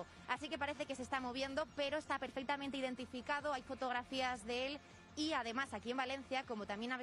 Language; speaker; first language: Spanish; native; Spanish